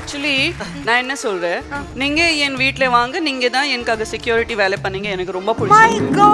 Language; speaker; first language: Tamil; non-native, learner; Gujarati